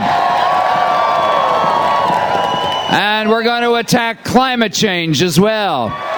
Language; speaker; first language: English; native; English